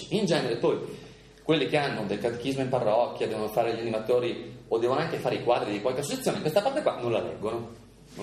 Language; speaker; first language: Italian; native; Italian